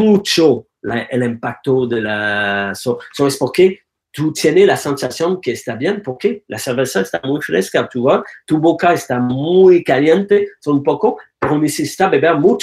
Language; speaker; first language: Spanish; non-native, learner; French